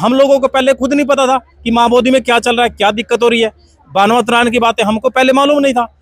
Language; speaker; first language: Hindi; native; Hindi